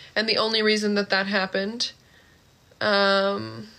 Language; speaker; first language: English; native; English